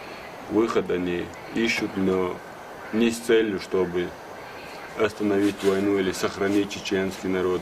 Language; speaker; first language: Russian; non-native, local second language; Chechen